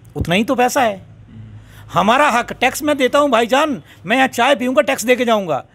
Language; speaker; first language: Hindi; native; Hindi